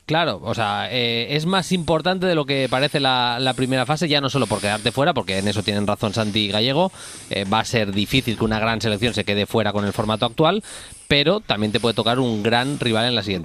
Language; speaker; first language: Spanish; native; Spanish